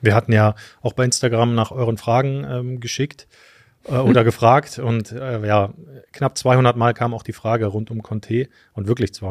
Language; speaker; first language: German; native; German